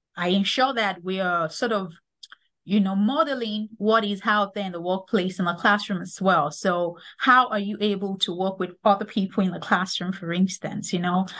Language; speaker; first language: English; non-native, local second language; Yoruba